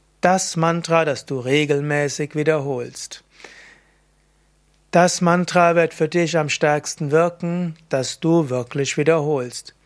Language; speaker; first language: German; native; German